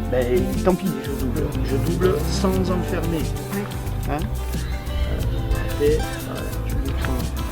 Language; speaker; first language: French; native; French